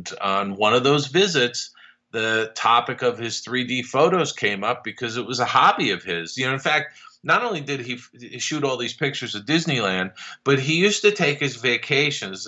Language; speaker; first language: English; native; English